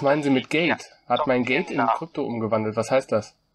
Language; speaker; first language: German; native; German